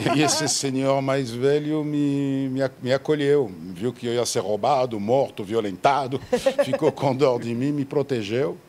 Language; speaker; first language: Portuguese; non-native, fluent; French